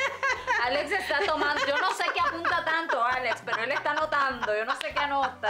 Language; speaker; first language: Spanish; native; Spanish